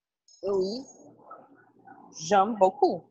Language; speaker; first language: French; non-native, learner; Portuguese